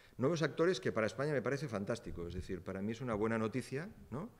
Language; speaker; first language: Spanish; native; Spanish